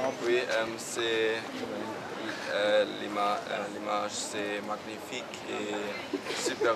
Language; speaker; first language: French; non-native, learner; German